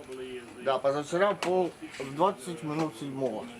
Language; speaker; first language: Russian; native; Russian